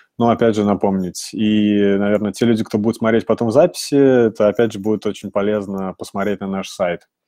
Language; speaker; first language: Russian; native; Russian